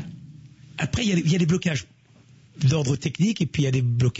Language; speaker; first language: French; native; French